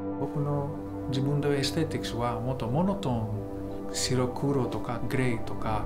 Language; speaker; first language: Japanese; non-native, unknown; Greek